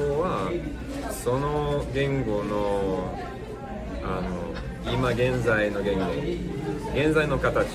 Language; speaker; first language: Japanese; non-native, learner; English